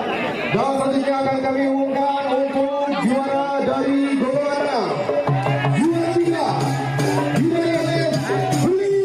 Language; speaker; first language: Indonesian; native; Indonesian